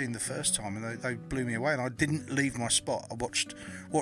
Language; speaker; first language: English; native; English